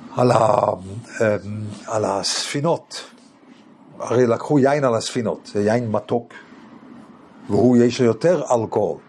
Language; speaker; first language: Hebrew; non-native, fluent; English